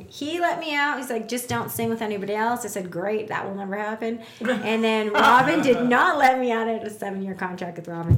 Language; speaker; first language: English; native; English